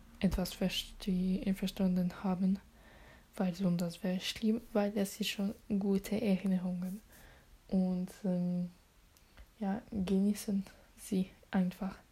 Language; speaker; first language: German; non-native, learner; French